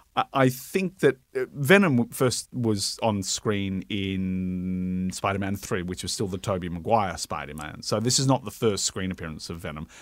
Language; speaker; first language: English; native; English